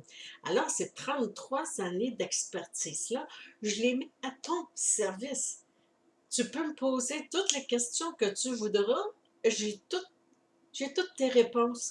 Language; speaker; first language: French; native; French